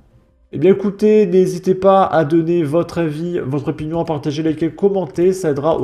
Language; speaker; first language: French; native; French